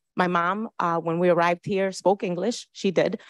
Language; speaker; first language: English; early bilingual, other home language; Spanish